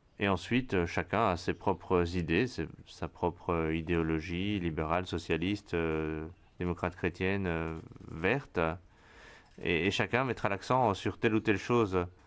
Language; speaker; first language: French; non-native, fluent; Spanish